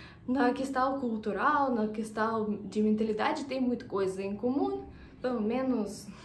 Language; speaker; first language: Portuguese; non-native, fluent; Russian